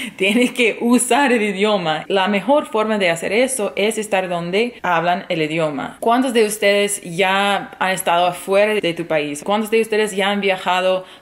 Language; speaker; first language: Spanish; non-native, fluent; English